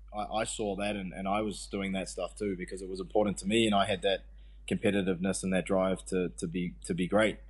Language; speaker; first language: English; native; English